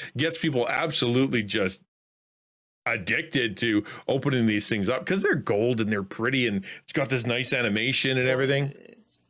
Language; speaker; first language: English; native; English